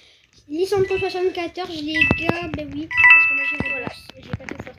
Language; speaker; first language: French; native; French